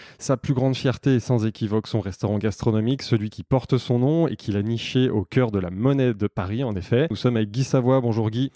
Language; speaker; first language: French; native; French